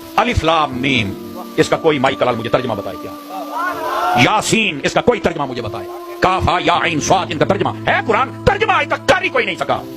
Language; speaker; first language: Urdu; native; Urdu